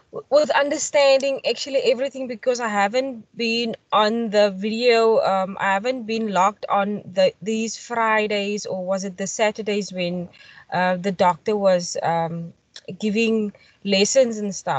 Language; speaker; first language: English; non-native, local second language; Afrikaans